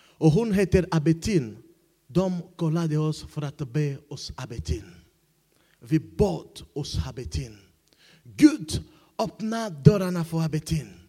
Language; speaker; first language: Swedish; non-native, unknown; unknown